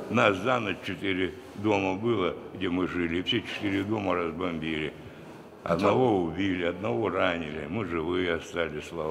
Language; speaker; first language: Russian; native; Russian